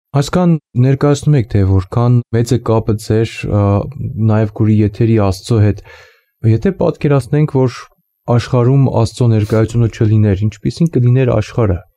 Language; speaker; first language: Armenian; native; Armenian